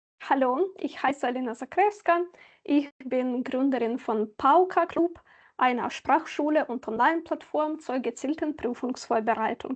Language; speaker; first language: German; non-native, fluent; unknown